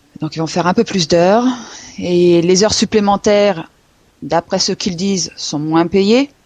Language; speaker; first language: French; native; French